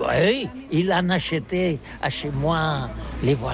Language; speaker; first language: French; non-native, learner; Catalan